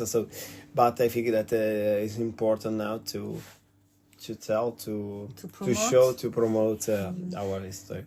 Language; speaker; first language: English; non-native, learner; Italian